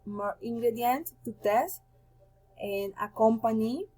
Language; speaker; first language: English; non-native, learner; Spanish